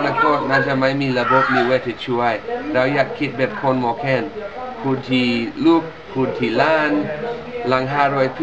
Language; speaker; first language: Thai; non-native, learner; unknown